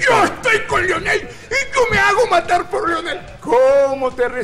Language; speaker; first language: Spanish; native; Spanish